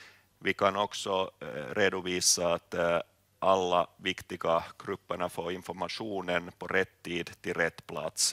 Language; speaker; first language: Swedish; non-native, local second language; Finnish